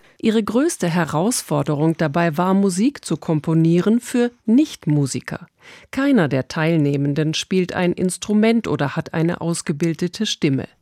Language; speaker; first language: German; native; German